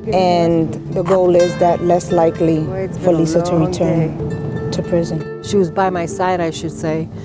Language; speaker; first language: English; native; English